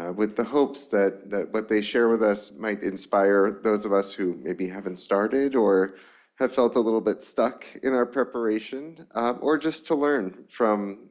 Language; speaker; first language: English; native; English